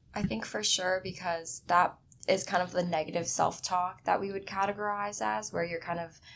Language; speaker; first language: English; early bilingual, other home language; Chinese